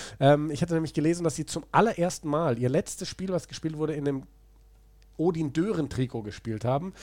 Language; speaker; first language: German; native; German